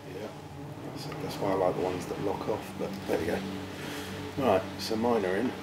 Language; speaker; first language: English; native; English